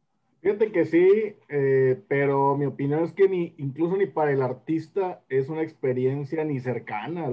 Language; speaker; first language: Spanish; native; Spanish